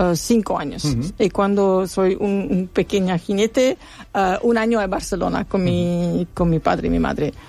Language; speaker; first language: Spanish; non-native, learner; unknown